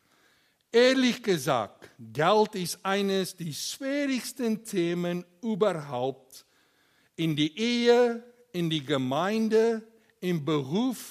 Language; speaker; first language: German; non-native, learner; Afrikaans